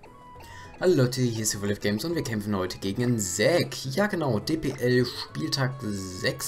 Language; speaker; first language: German; native; German